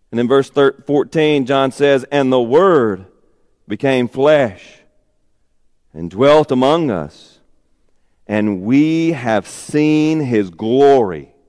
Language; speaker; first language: English; native; English